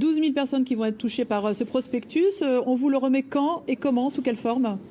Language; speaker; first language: French; native; French